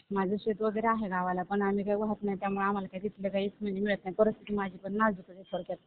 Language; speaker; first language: Marathi; native; Marathi